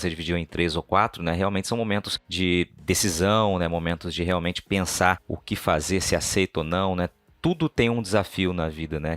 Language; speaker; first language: Portuguese; native; Portuguese